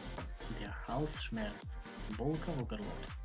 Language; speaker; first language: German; non-native, fluent; Macedonian